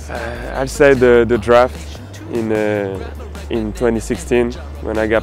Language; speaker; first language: English; non-native, fluent; French